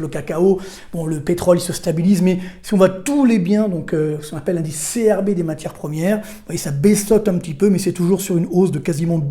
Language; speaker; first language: French; native; French